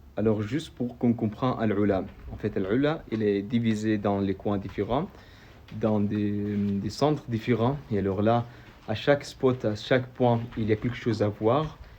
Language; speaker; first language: French; non-native, fluent; Arabic